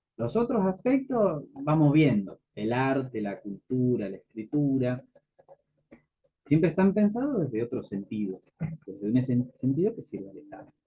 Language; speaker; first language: Spanish; native; Spanish